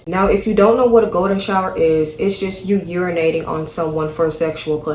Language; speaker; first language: English; native; English